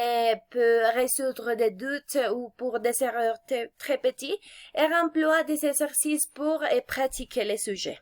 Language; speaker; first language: French; non-native, fluent; Spanish